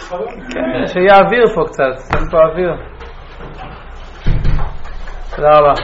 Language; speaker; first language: Hebrew; non-native, fluent; English